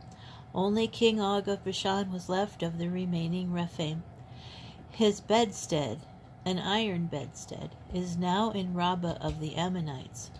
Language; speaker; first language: English; native; English